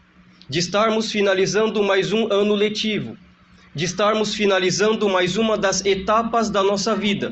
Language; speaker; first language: Portuguese; native; Portuguese